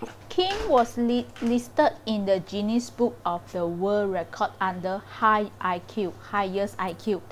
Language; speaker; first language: English; non-native, local second language; Chinese